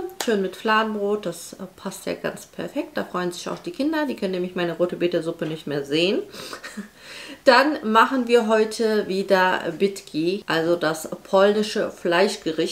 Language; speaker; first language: German; native; German